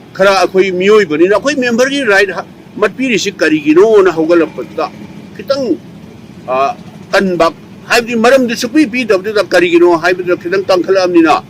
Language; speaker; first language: Manipuri; native; Manipuri